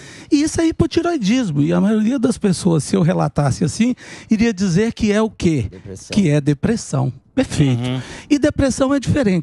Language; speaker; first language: Portuguese; native; Portuguese